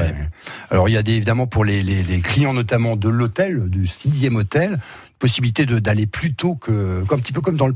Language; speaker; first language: French; native; French